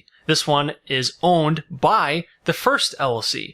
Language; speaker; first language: English; native; English